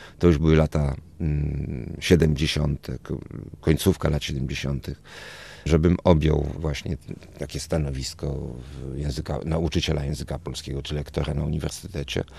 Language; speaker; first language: Polish; early bilingual, other home language; Spanish